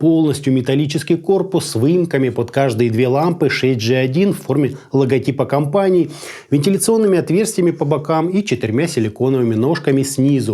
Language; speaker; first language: Russian; native; Russian